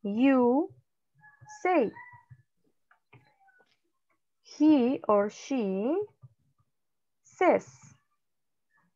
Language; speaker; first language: English; non-native, learner; Spanish